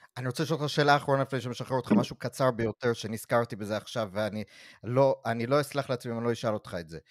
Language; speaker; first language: Hebrew; non-native, fluent; English